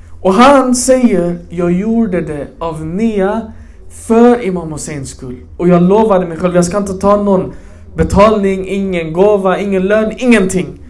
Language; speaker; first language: Swedish; early bilingual, other home language; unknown